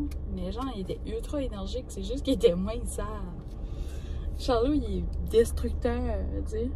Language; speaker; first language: French; native; French